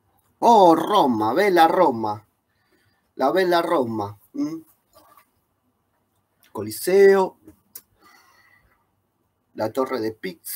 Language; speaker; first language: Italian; non-native, learner; Spanish